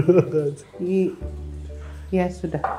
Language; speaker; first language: Indonesian; native; Indonesian